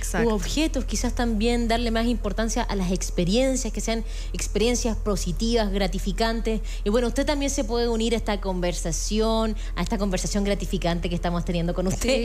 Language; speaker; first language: Spanish; native; Spanish